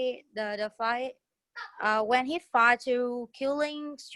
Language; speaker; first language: English; non-native, learner; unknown